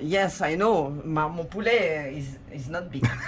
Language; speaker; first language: English; non-native, learner; French